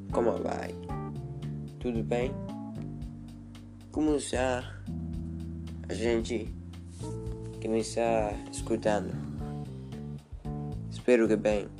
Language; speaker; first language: Portuguese; non-native, learner; Spanish